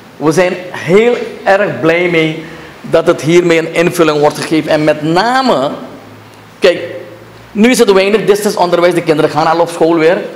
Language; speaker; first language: Dutch; native; Dutch